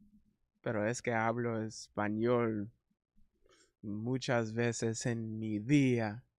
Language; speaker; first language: Spanish; non-native, learner; English